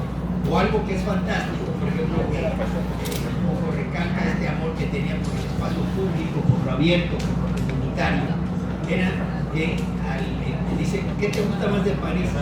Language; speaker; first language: Spanish; native; Spanish